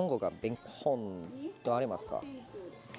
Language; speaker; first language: Japanese; non-native, learner; English